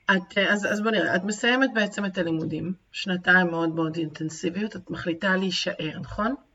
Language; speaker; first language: Hebrew; native; Hebrew